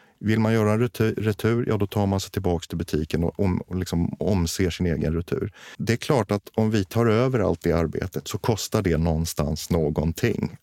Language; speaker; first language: Swedish; native; Swedish